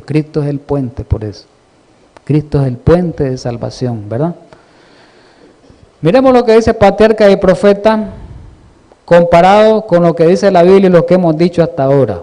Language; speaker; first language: Spanish; native; Spanish